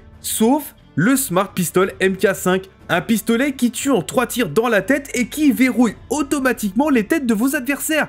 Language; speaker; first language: French; native; French